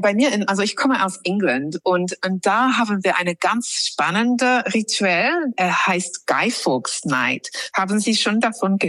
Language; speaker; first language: German; non-native, fluent; English